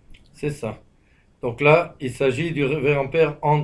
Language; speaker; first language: French; native; French